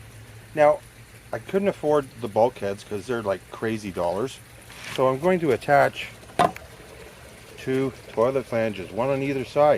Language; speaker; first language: English; native; English